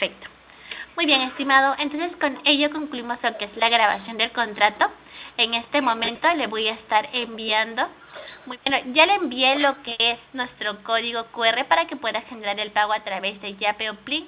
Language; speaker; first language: Spanish; native; Spanish